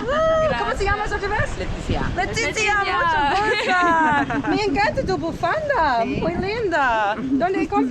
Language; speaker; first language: Spanish; non-native, learner; English